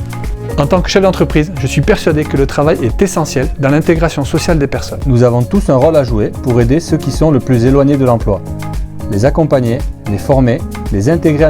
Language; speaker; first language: French; native; French